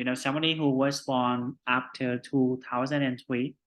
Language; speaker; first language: English; non-native, fluent; Vietnamese